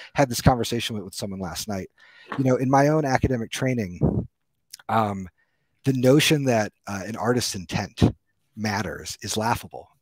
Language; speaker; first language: English; native; English